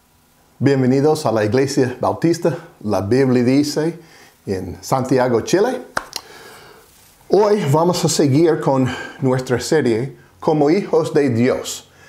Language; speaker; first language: Spanish; non-native, fluent; English